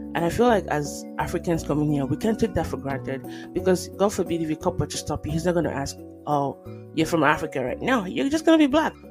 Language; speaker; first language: English; non-native, local second language; Yoruba